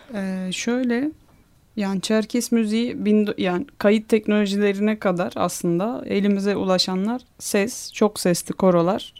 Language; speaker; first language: Turkish; non-native, local second language; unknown